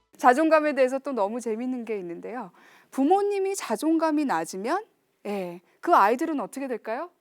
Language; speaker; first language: Korean; early bilingual, heritage; Korean